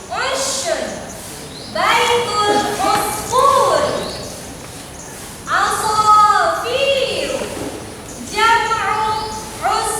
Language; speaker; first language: Arabic; non-native, fluent; Indonesian